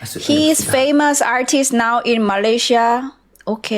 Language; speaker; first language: English; non-native, learner; Thai